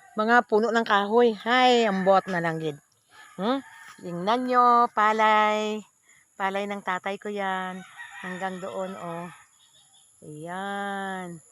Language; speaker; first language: Filipino; non-native, local second language; Hiligaynon